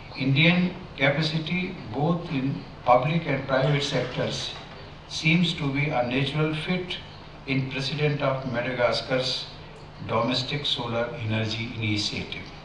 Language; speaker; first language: English; non-native, local second language; Hindi